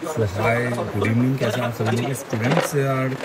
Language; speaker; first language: Hindi; native; Hindi